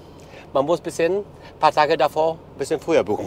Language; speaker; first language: German; non-native, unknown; Polish